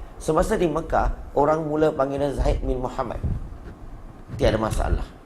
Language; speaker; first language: Malay; non-native, local second language; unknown